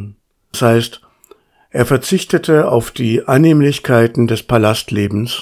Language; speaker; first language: German; native; German